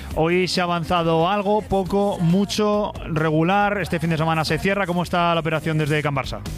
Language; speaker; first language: Spanish; native; Spanish